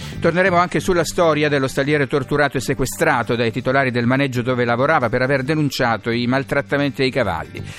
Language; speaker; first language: Italian; native; Italian